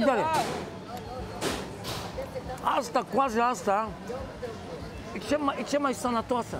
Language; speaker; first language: Romanian; non-native, fluent; Hebrew